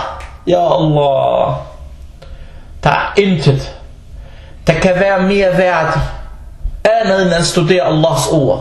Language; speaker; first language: Danish; early bilingual, other home language; Arabic